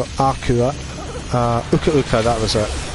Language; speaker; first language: English; native; English